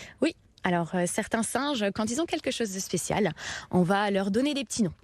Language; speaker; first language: French; native; French